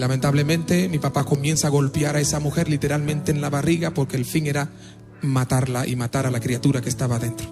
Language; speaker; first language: Spanish; non-native, fluent; Haitian Creole